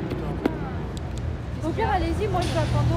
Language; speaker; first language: French; non-native, fluent; Belarusian